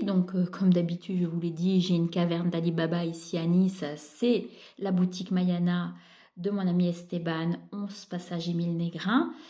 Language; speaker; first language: French; native; French